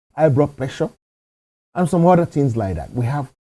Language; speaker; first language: English; non-native, local second language; Yoruba